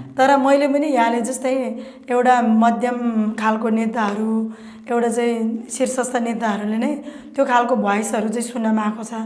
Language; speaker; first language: Nepali; non-native, local second language; Eastern Tamang